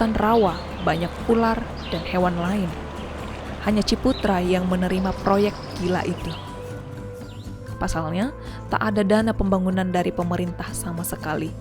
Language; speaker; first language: Indonesian; native; Indonesian